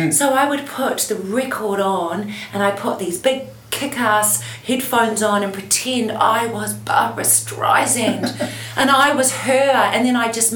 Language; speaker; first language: English; native; English